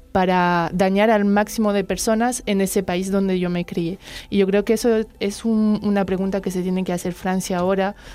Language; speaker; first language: Spanish; non-native, fluent; French